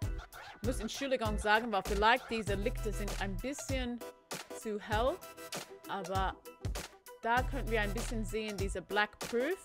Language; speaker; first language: German; non-native, learner; English